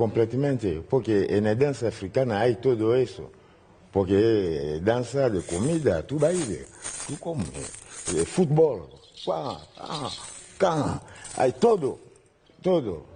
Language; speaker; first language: Spanish; non-native, learner; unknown